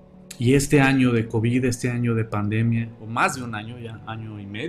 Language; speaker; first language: Spanish; native; Spanish